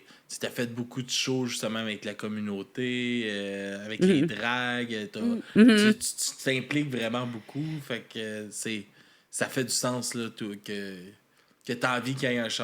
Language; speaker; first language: French; native; French